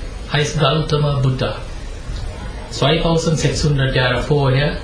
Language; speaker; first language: German; non-native, fluent; Sinhala